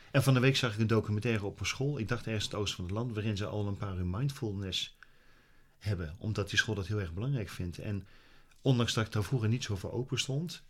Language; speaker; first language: Dutch; native; Dutch